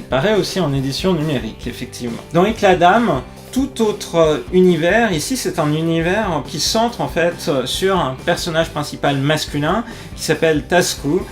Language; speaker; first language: French; native; French